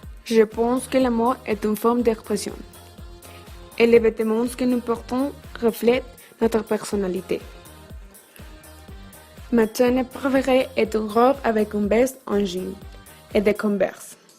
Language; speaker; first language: French; non-native, learner; Spanish